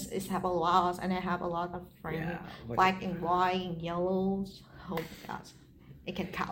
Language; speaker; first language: English; non-native, learner; Vietnamese